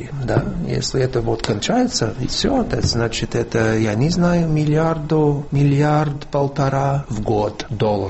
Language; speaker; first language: Russian; non-native, fluent; English